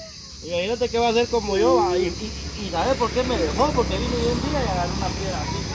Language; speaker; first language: Spanish; native; Spanish